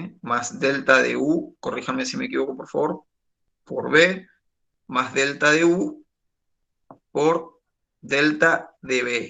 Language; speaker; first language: Spanish; native; Spanish